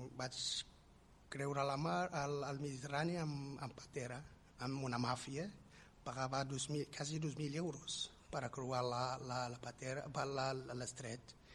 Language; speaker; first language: Catalan; non-native, learner; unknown